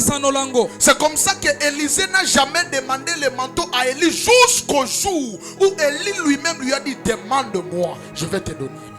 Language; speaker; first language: French; non-native, local second language; Lingala